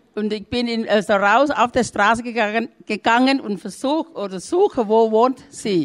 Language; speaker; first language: German; non-native, learner; Thai